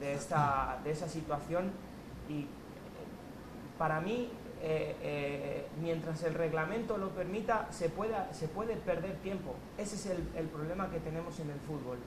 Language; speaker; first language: Spanish; native; Spanish